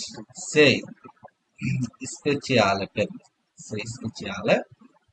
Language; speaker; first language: Italian; non-native, learner; Bangla